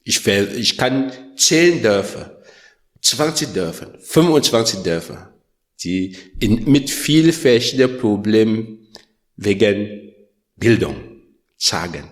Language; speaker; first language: German; non-native, learner; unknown